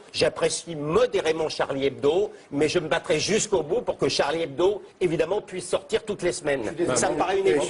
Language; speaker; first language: French; native; French